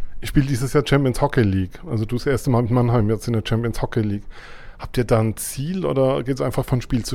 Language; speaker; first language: German; native; German